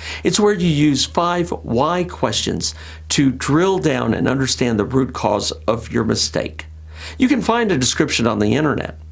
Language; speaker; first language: English; native; English